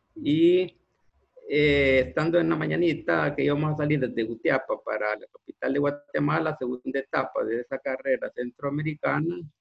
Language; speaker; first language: Spanish; native; Spanish